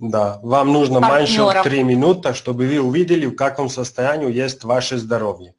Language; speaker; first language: Russian; non-native, learner; Serbian